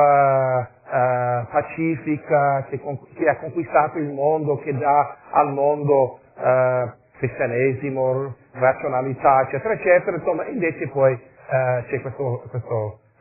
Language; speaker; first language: Italian; non-native, fluent; English